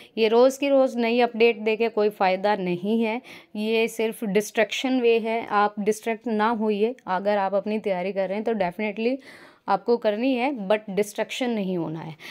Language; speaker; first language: Hindi; native; Hindi